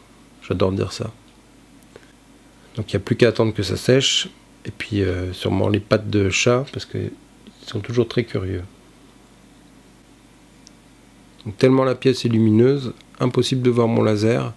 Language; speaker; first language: French; native; French